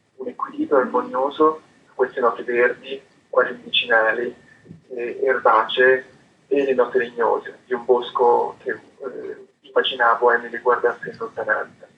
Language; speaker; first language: Italian; native; Italian